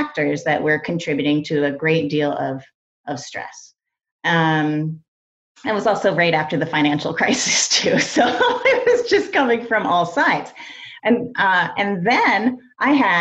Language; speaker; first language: English; native; English